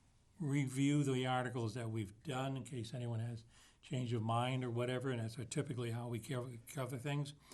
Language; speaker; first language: English; native; English